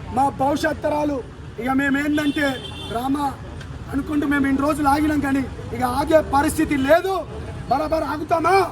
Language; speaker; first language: Telugu; non-native, local second language; Lambadi